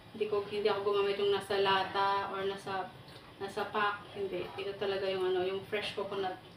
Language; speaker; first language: Filipino; non-native, local second language; Waray